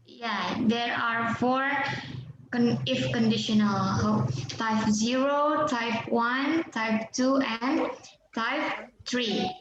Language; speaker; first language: English; non-native, fluent; Indonesian